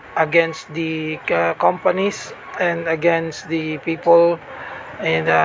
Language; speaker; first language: English; non-native, local second language; Hiligaynon